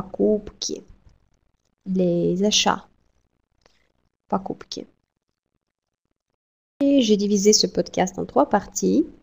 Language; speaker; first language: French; non-native, fluent; Russian